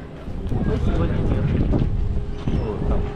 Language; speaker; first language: Russian; non-native, learner; Portuguese